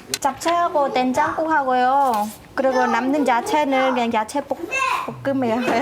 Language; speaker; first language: Korean; non-native, learner; Khmer